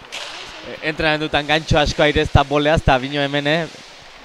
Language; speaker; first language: Basque; native; Basque